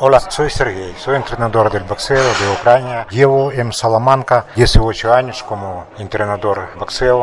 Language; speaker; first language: Spanish; non-native, learner; Russian